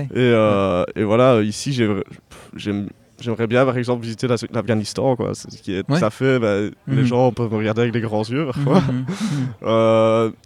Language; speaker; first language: French; native; French